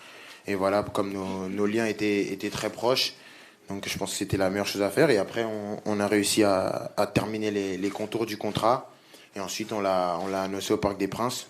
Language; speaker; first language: French; native; French